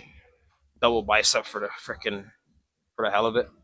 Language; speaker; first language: English; native; English